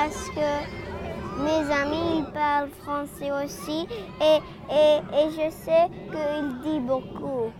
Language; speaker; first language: French; non-native, learner; English